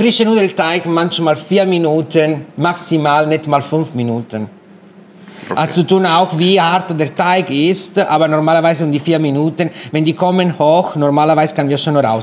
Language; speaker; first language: German; non-native, fluent; Italian